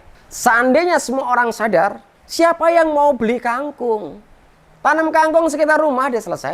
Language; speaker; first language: Indonesian; non-native, local second language; Javanese